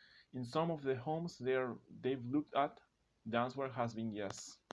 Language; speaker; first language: English; non-native, fluent; Spanish